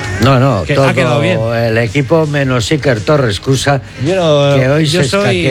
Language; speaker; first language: Spanish; native; Spanish